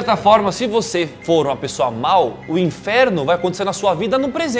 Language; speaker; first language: Portuguese; native; Portuguese